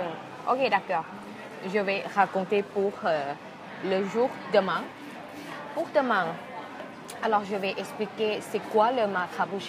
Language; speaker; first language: French; non-native, fluent; Thai